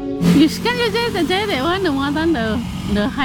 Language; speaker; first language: English; non-native, local second language; Indonesian